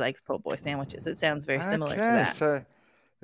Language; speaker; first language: English; native; English